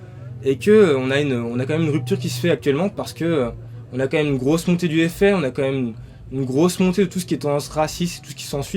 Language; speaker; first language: French; native; French